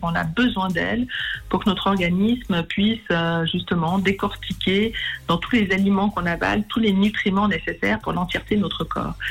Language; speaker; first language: French; native; French